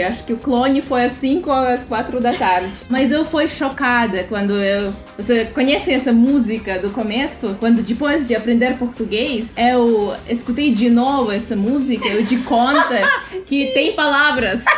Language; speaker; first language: Portuguese; non-native, fluent; Russian